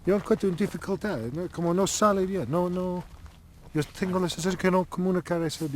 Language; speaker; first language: Spanish; non-native, learner; English